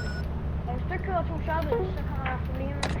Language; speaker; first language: Danish; native; Danish